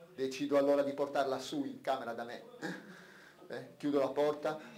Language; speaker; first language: Italian; native; Italian